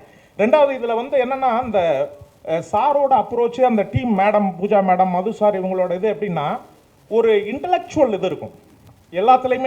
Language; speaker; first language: Tamil; native; Tamil